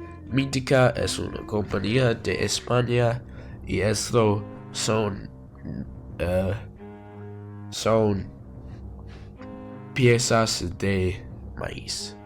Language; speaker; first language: Spanish; non-native, learner; English